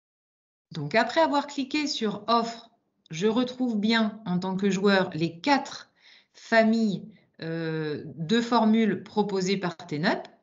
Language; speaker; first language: French; native; French